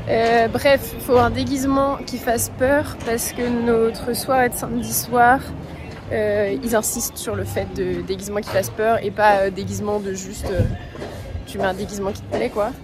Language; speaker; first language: French; native; French